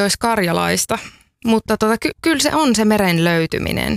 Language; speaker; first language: Finnish; native; Finnish